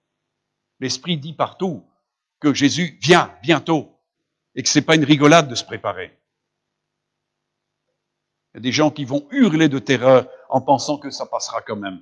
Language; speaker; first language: French; native; French